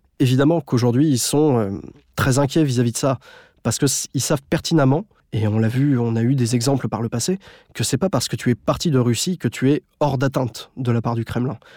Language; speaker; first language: French; native; French